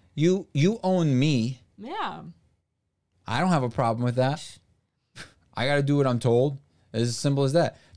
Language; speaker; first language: English; non-native, fluent; Portuguese